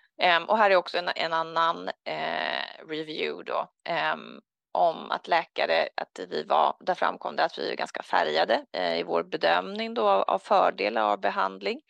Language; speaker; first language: Swedish; native; Swedish